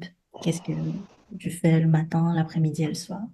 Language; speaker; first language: French; non-native, fluent; Chinese